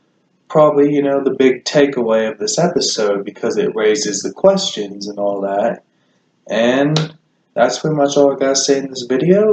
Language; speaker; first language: English; native; English